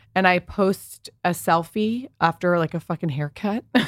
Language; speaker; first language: English; early bilingual, other home language; Italian